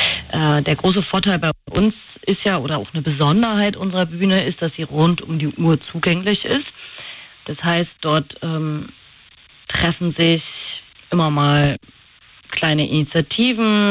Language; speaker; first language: German; native; German